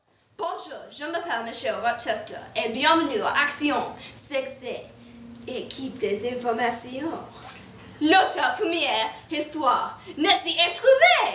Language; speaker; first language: French; non-native, learner; English